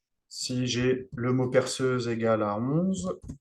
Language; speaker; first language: French; native; French